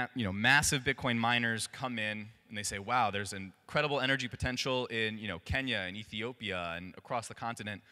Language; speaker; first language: English; native; English